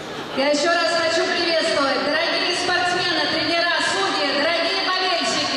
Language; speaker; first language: Russian; native; Russian